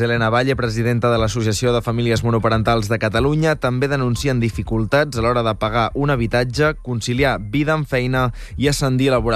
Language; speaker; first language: Catalan; native; Catalan